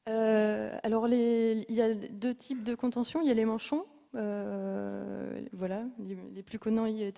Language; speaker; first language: French; native; French